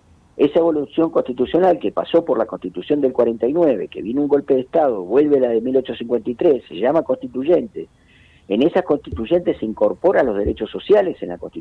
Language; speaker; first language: Spanish; native; Spanish